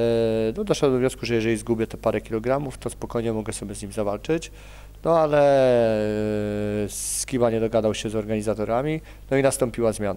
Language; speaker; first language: Polish; native; Polish